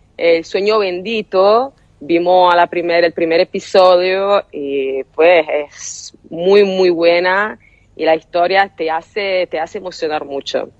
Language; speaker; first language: Spanish; non-native, fluent; Italian